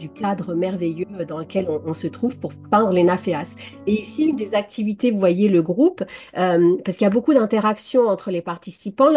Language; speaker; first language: French; native; French